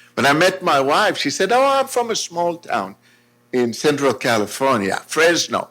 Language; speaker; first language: English; non-native, fluent; Hebrew